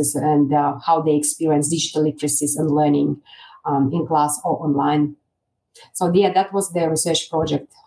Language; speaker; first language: English; non-native, fluent; Russian